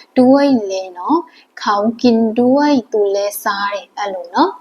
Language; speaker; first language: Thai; non-native, fluent; Burmese